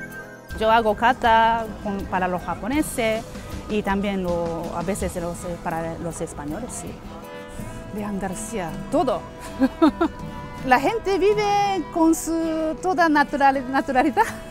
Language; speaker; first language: Spanish; non-native, learner; Japanese